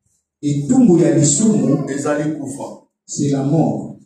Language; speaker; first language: French; non-native, local second language; Lingala